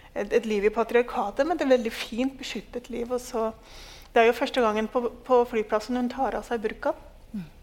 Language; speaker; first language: Norwegian; early bilingual, other home language; Urdu